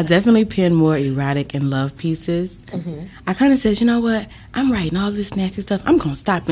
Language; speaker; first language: English; native; English